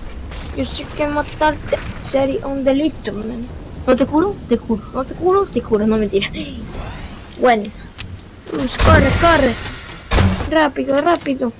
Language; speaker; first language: Spanish; early bilingual, heritage; Spanish